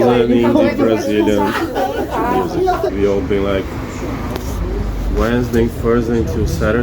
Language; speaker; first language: English; non-native, fluent; Portuguese